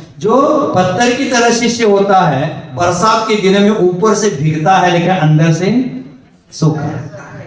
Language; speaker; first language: Hindi; non-native, local second language; Marathi